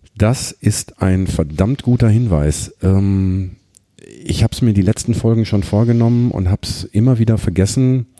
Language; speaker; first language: German; native; German